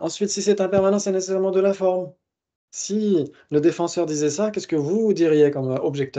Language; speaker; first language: French; native; French